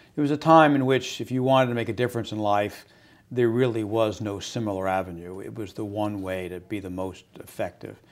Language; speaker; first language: English; native; English